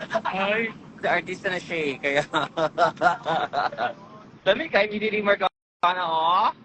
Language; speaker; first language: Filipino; non-native, local second language; Cebuano